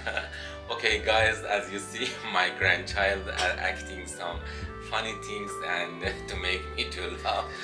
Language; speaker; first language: English; non-native, learner; Azerbaijani